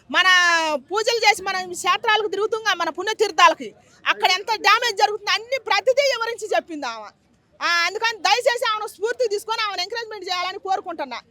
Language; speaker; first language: Telugu; native; Telugu